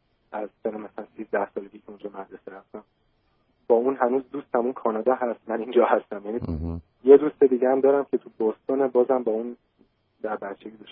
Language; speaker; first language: Persian; early bilingual, heritage; Persian